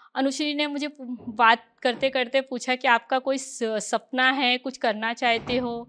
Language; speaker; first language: Hindi; native; Hindi